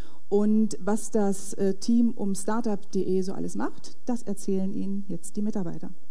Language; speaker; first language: German; native; German